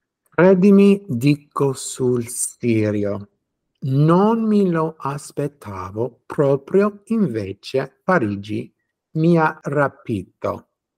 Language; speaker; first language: Italian; non-native, fluent; English